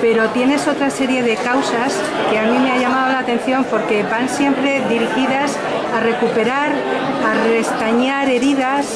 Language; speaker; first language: Spanish; native; Spanish